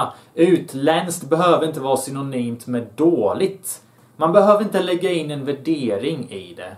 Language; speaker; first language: Swedish; early bilingual, other home language; Bosnian